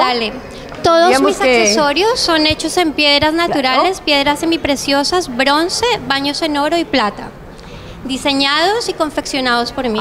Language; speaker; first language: Spanish; native; Spanish